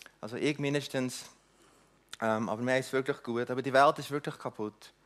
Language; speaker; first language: German; non-native, fluent; Afrikaans